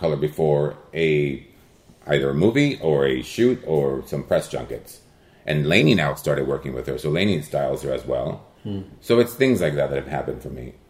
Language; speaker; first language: English; early bilingual, other home language; Spanish